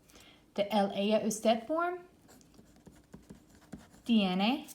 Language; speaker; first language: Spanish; non-native, fluent; English